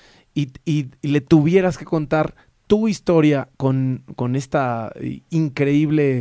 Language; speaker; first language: Spanish; native; Spanish